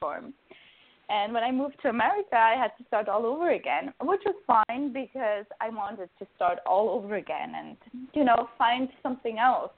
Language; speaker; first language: English; non-native, fluent; Swiss German